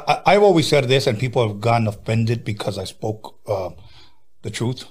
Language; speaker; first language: English; early bilingual, other home language; Spanish